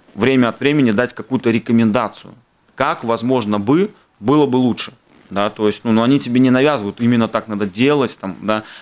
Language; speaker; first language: Russian; native; Russian